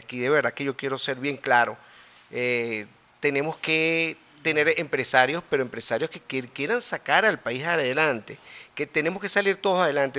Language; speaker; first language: Spanish; native; Spanish